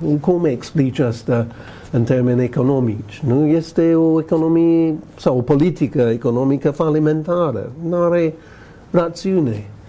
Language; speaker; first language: Romanian; non-native, fluent; English